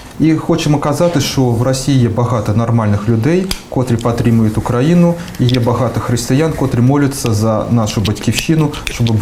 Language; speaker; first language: Ukrainian; early bilingual, heritage; Russian